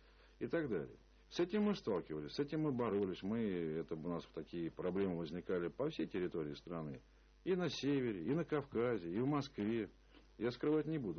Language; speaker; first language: Russian; native; Russian